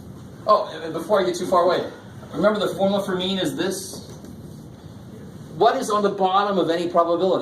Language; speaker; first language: English; native; English